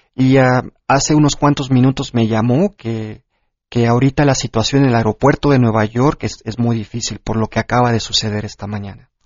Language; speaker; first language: Spanish; early bilingual, heritage; Spanish